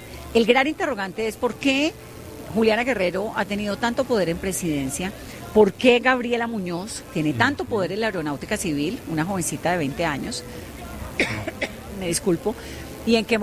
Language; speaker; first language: Spanish; native; Spanish